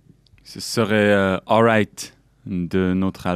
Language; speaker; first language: French; non-native, local second language; German